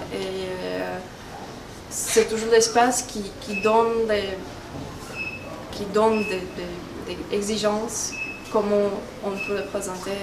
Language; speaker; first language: French; non-native, fluent; Czech